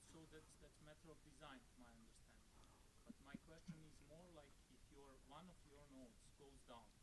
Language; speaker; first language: English; non-native, fluent; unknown